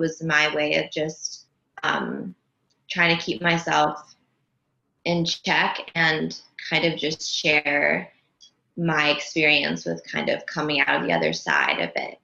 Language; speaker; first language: English; native; English